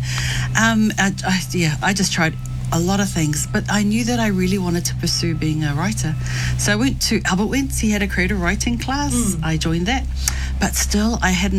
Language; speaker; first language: English; native; English